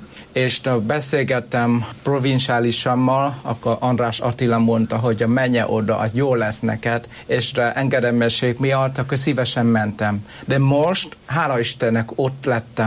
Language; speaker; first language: Hungarian; non-native, fluent; Vietnamese